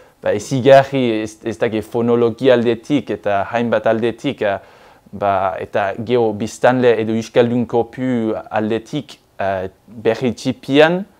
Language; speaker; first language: Basque; non-native, fluent; English